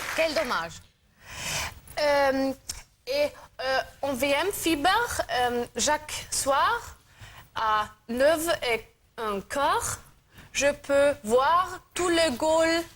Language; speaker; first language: French; non-native, learner; German